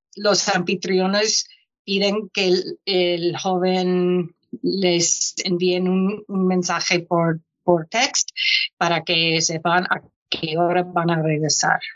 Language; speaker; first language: Spanish; non-native, fluent; English